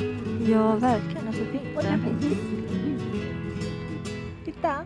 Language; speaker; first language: Swedish; non-native, learner; Japanese